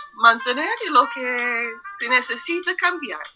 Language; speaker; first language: Spanish; non-native, fluent; English